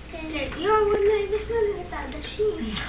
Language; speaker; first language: Hebrew; early bilingual, other home language; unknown